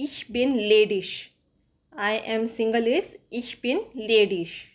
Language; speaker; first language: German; non-native, fluent; Hindi